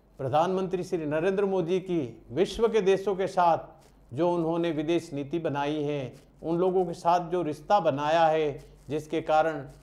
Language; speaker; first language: Hindi; non-native, local second language; Gujarati